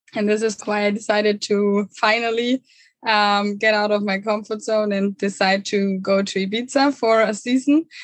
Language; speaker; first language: English; non-native, fluent; German